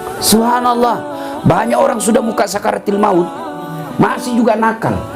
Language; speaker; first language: Indonesian; non-native, local second language; Buginese